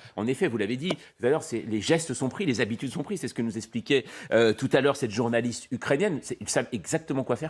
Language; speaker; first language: French; native; French